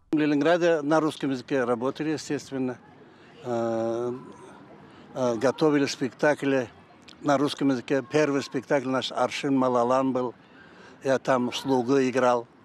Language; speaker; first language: Russian; non-native, local second language; Karachay-Balkar